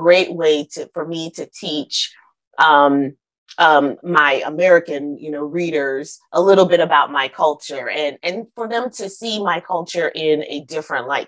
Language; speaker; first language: English; early bilingual, other home language; Akan